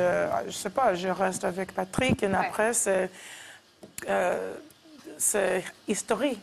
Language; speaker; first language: French; non-native, learner; English